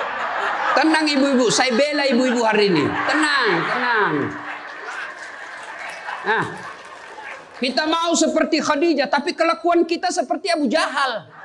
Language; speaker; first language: Indonesian; native; Indonesian